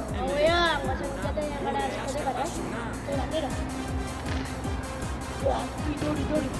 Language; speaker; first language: Basque; non-native, local second language; Spanish